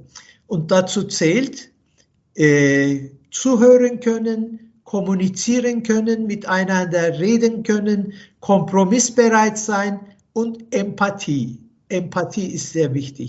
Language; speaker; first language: German; non-native, fluent; Turkish